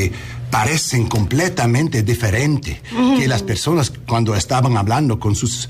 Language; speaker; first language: Spanish; non-native, learner; English